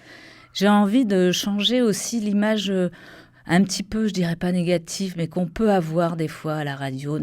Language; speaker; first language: French; native; French